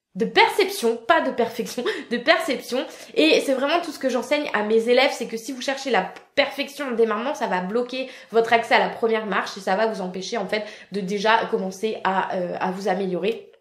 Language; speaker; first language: French; native; French